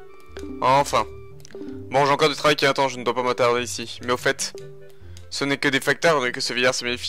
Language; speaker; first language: French; native; French